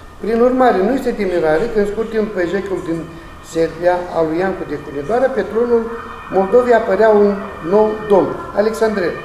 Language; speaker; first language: Romanian; native; Romanian